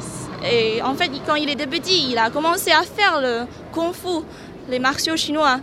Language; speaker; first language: French; non-native, fluent; Chinese